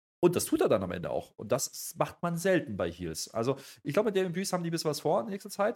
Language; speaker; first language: German; native; German